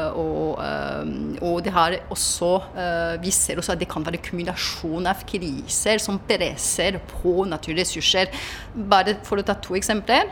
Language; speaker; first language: Norwegian; non-native, fluent; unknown